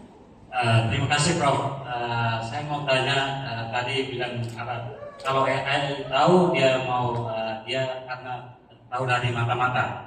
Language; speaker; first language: Indonesian; non-native, learner; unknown